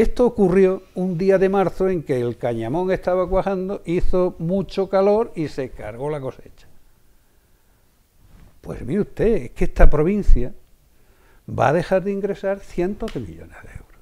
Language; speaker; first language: Spanish; native; Spanish